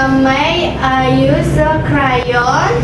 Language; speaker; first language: English; non-native, learner; Indonesian